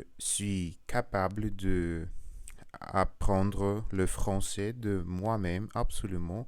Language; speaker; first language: French; non-native, learner; Russian